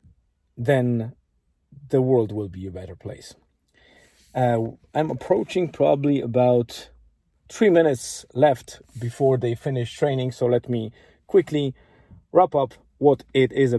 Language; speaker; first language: English; non-native, fluent; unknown